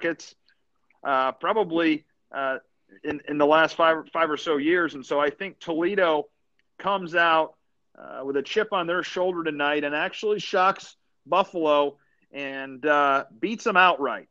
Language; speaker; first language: English; native; English